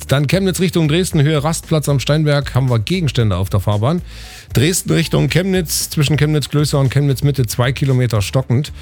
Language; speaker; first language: German; native; German